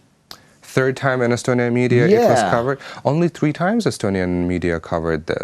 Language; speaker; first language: English; non-native, fluent; Ukrainian